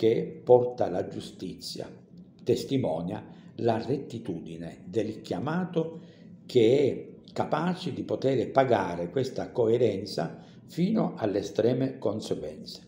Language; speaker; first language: Italian; native; Italian